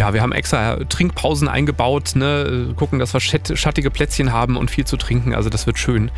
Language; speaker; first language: German; native; German